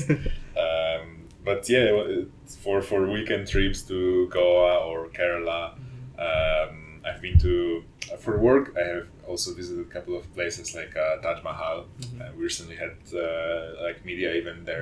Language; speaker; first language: English; non-native, fluent; Polish